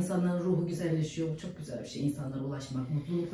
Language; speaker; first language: Turkish; native; Turkish